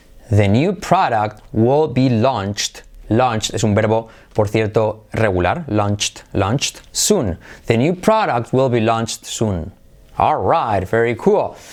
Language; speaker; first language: English; non-native, fluent; Spanish